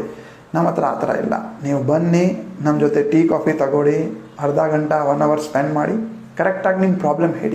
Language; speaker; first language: Kannada; non-native, local second language; Gujarati